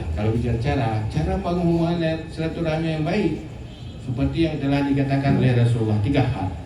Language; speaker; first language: Malay; non-native, local second language; Achinese